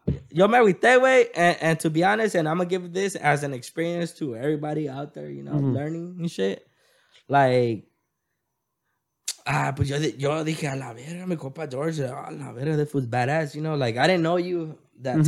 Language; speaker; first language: English; early bilingual, other home language; Spanish